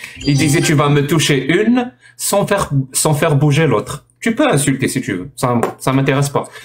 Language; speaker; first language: French; non-native, local second language; Arabic